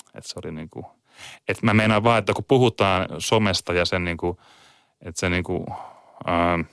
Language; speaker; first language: Finnish; native; Finnish